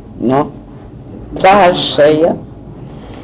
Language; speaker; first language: French; non-native, learner; English